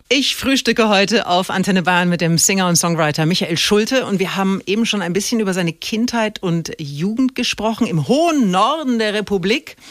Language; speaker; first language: German; native; German